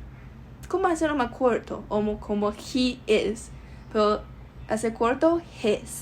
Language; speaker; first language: Spanish; non-native, learner; Chinese